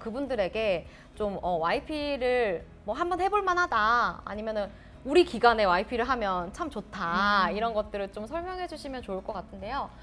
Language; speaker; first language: Korean; native; Korean